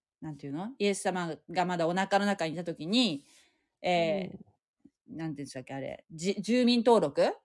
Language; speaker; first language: Japanese; native; Japanese